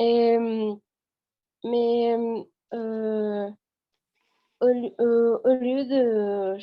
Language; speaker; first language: French; non-native, learner; Spanish